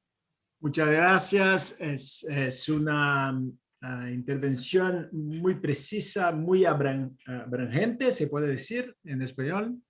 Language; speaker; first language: Spanish; non-native, fluent; Portuguese